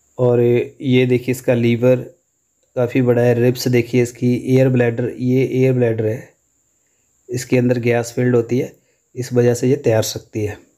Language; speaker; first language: Urdu; non-native, local second language; Punjabi